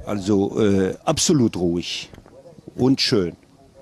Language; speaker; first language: German; non-native, fluent; Arabic